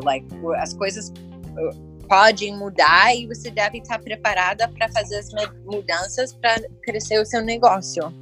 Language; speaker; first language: Portuguese; early bilingual, heritage; English